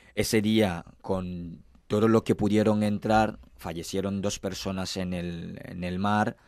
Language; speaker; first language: Spanish; non-native, fluent; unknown